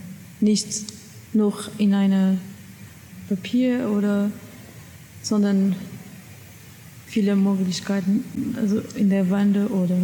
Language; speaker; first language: German; non-native, learner; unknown